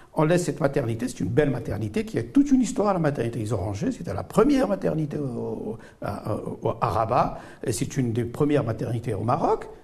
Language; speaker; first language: French; non-native, local second language; Arabic